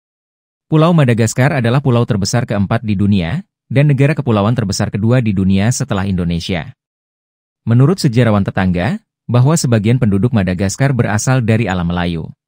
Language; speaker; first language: Indonesian; native; Indonesian